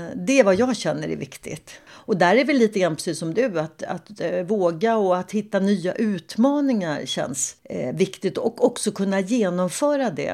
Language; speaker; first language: Swedish; native; Swedish